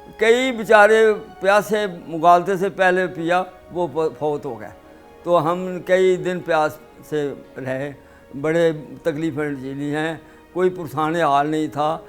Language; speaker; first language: Urdu; non-native, local second language; Punjabi